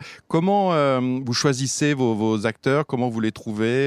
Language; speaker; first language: French; native; French